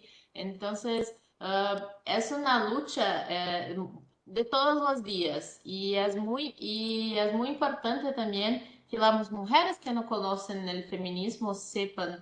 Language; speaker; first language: Spanish; non-native, fluent; Portuguese